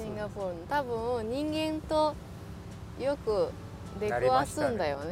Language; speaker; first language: Japanese; non-native, learner; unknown